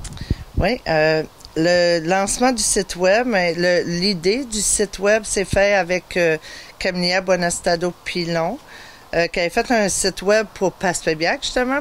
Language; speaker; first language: French; native; French